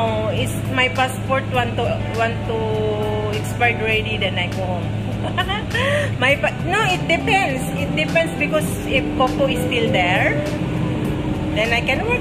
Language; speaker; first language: English; non-native, learner; Filipino